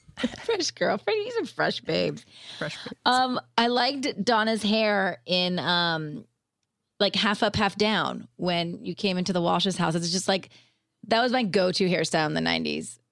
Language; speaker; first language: English; native; English